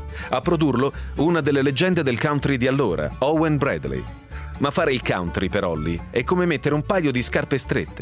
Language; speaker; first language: Italian; native; Italian